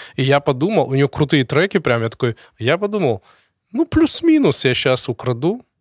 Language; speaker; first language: Russian; native; Russian